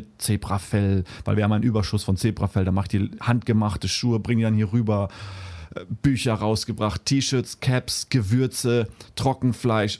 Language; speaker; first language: German; early bilingual, heritage; German